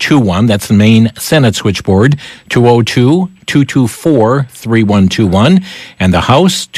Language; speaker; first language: English; native; English